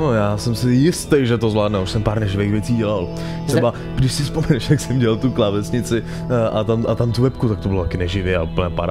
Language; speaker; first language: Czech; native; Czech